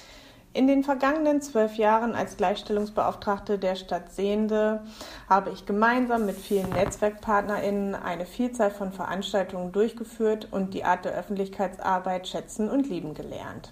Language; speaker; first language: German; native; German